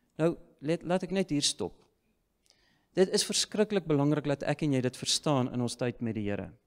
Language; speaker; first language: Afrikaans; native; Afrikaans